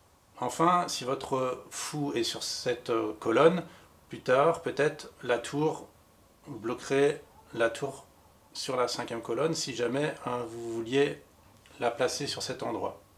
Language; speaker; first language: French; native; French